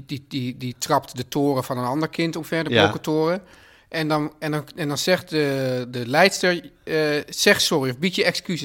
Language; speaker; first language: Dutch; native; Dutch